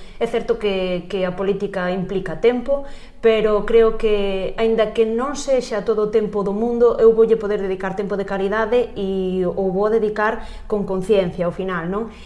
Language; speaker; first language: Galician; native; Galician